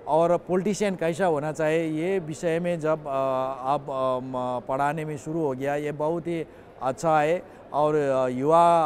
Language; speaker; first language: Hindi; non-native, local second language; Nepali